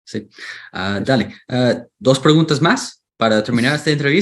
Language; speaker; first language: Spanish; non-native, fluent; English